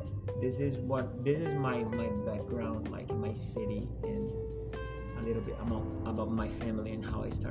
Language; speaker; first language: English; non-native, fluent; Portuguese